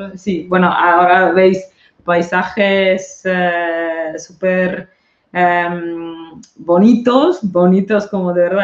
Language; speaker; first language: Spanish; non-native, fluent; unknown